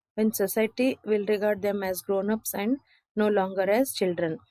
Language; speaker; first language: English; non-native, local second language; Kannada